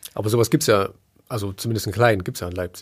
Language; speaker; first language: German; native; German